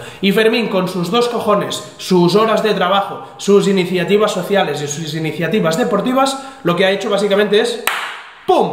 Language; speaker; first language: Spanish; native; Spanish